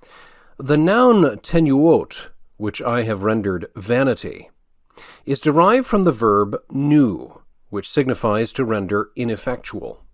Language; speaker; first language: English; native; English